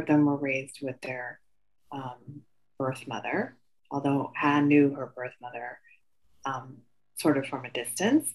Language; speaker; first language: English; native; English